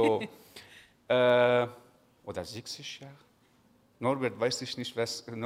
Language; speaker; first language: German; non-native, learner; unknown